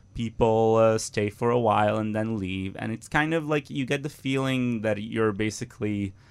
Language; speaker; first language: English; non-native, fluent; Italian